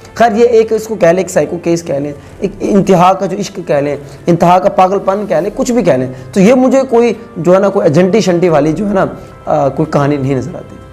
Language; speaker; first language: Urdu; non-native, local second language; Punjabi